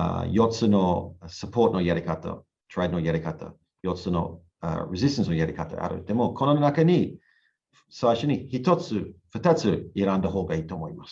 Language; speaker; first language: Japanese; non-native, learner; English